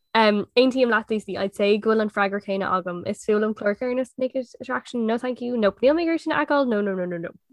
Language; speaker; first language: Irish; non-native, local second language; English